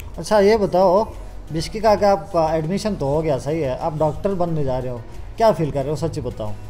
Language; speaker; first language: Urdu; non-native, local second language; Shina